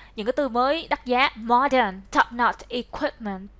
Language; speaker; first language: English; non-native, learner; Vietnamese